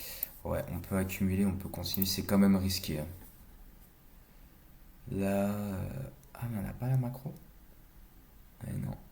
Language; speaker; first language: French; native; French